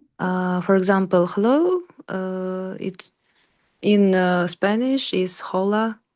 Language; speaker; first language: English; non-native, learner; Russian